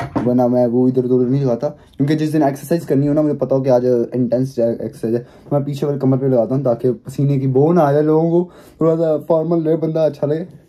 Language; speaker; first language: Urdu; native; Urdu